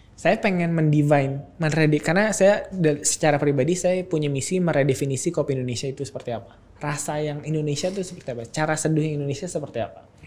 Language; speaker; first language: Indonesian; native; Indonesian